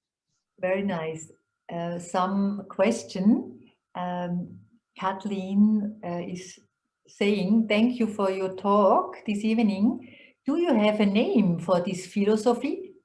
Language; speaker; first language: English; non-native, fluent; German